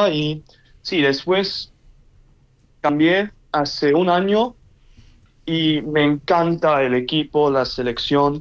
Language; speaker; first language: Spanish; early bilingual, heritage; English